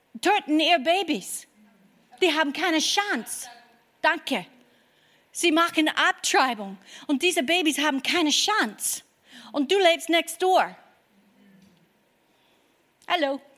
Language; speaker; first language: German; non-native, fluent; English